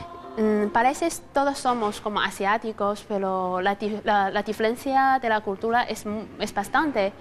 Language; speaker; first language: Spanish; non-native, fluent; Chinese